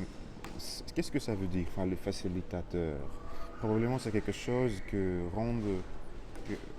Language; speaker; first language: French; non-native, learner; Russian